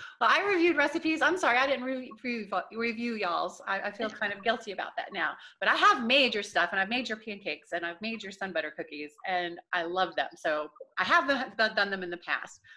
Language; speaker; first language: English; native; English